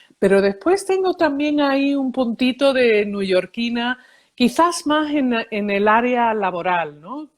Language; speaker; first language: Spanish; early bilingual, heritage; Spanish